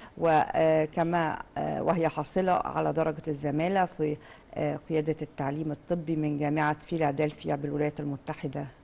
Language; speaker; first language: Arabic; native; Arabic